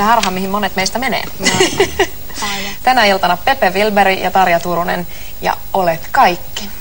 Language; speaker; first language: Finnish; native; Finnish